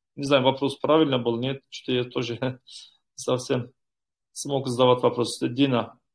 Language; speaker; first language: Russian; non-native, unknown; Turkish